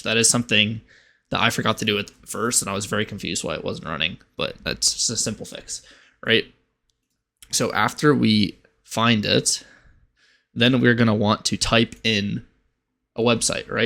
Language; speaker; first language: English; native; English